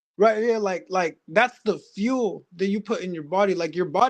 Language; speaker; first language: English; native; English